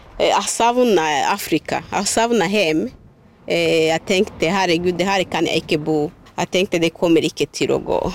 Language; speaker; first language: Norwegian; non-native, fluent; Kinyarwanda